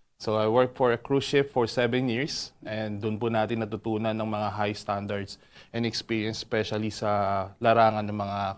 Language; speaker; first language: Filipino; native; Filipino